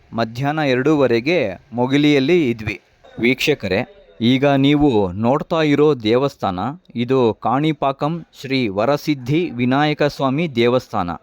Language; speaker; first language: Kannada; native; Kannada